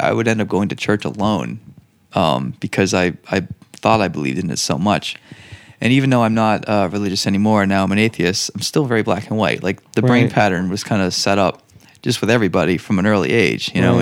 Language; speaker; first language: English; native; English